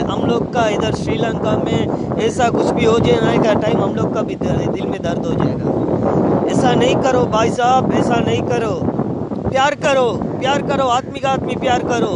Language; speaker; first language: Hindi; non-native, learner; Tamil